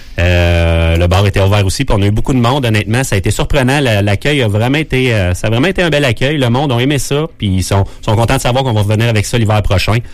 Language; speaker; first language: French; native; French